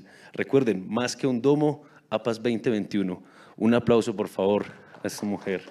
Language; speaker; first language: Spanish; native; Spanish